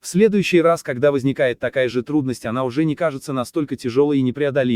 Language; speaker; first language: Russian; native; Russian